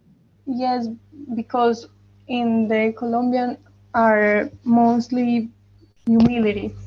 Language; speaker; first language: English; non-native, learner; Spanish